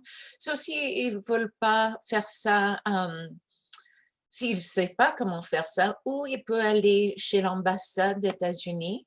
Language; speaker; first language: French; early bilingual, heritage; English